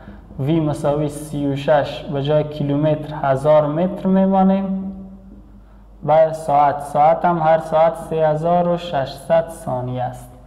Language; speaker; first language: Persian; native; Persian